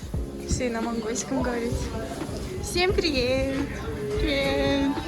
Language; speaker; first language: Russian; non-native, learner; Mongolian